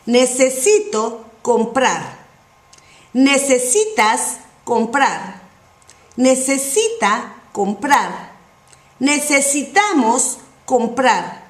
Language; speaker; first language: Spanish; non-native, fluent; English